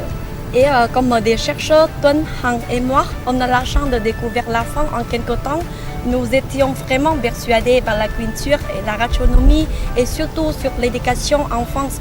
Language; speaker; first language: French; non-native, fluent; Vietnamese